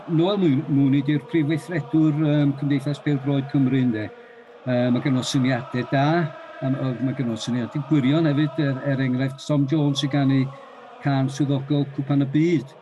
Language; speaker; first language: Welsh; non-native, local second language; English